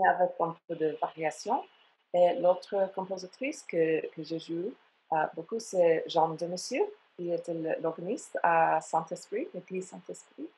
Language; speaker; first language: French; non-native, fluent; English